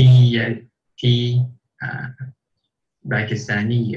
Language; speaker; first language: Arabic; non-native, learner; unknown